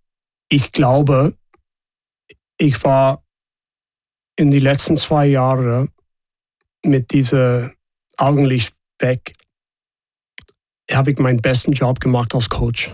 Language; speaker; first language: German; non-native, fluent; English